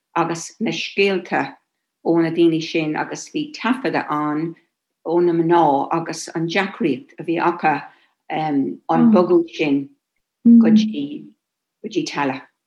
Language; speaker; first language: Irish; non-native, local second language; English